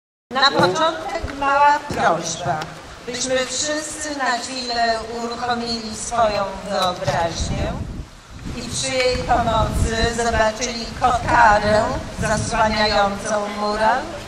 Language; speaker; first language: Polish; native; Polish